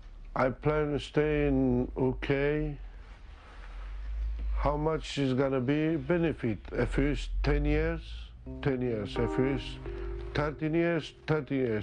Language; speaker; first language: English; non-native, learner; Romanian